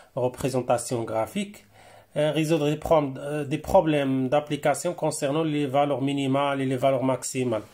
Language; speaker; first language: French; non-native, local second language; Arabic